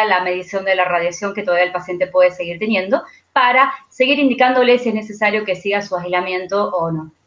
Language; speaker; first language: Spanish; native; Spanish